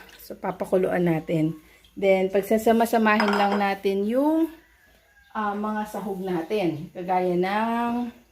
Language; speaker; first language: Filipino; non-native, local second language; Bikol